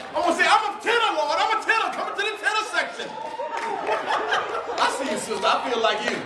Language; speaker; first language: English; native; English